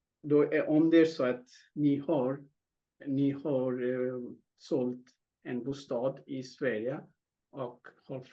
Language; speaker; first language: Swedish; non-native, fluent; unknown